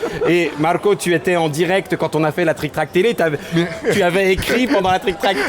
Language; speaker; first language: French; native; French